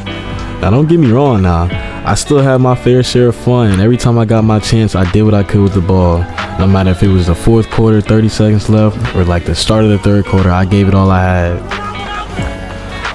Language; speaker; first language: English; native; English